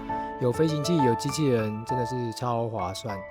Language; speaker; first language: Chinese; native; Chinese